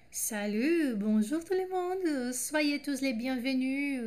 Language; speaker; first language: French; non-native, fluent; Portuguese